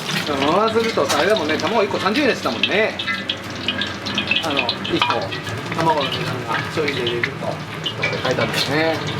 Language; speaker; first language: Japanese; native; Japanese